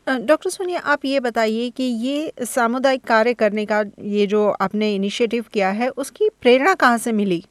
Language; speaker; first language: Hindi; native; Hindi